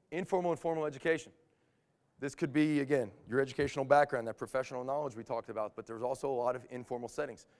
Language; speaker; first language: English; native; English